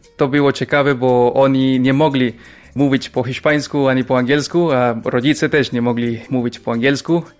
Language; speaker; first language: Polish; non-native, fluent; Spanish